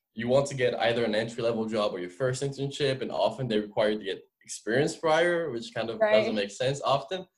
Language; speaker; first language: English; non-native, fluent; French